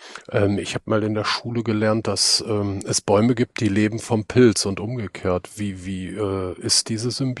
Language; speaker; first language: German; native; German